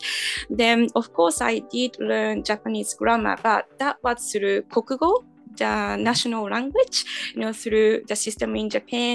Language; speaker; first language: English; non-native, fluent; Japanese